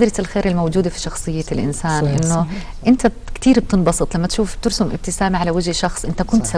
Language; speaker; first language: Arabic; native; Arabic